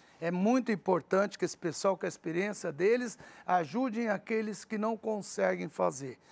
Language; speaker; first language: Portuguese; early bilingual, other home language; Arabic